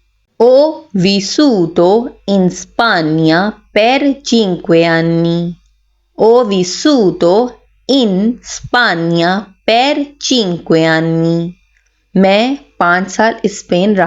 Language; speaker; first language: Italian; non-native, fluent; Urdu